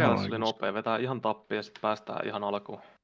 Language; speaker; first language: Finnish; native; Finnish